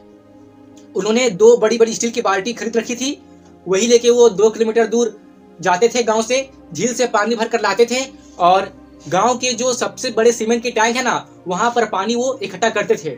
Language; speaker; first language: Hindi; native; Hindi